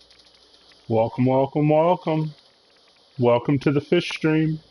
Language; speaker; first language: English; native; English